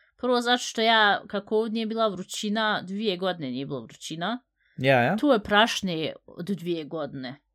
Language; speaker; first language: Bosnian; early bilingual, heritage; Bosnian